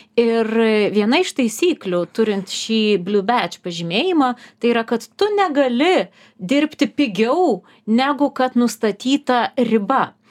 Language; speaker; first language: Lithuanian; native; Lithuanian